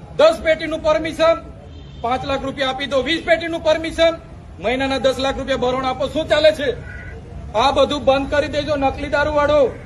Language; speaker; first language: Gujarati; non-native, local second language; Vasavi